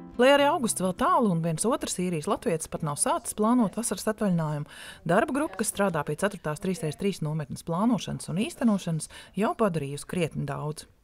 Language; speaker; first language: Latvian; native; Latvian